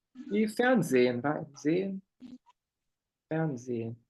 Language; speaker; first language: German; non-native, fluent; Portuguese